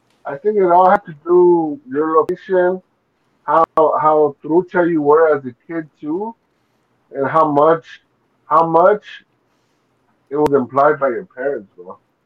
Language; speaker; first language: English; early bilingual, other home language; Spanish